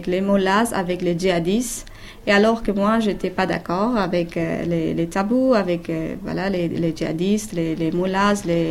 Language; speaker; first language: French; non-native, fluent; Persian